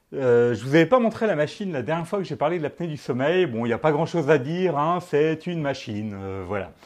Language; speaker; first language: French; native; French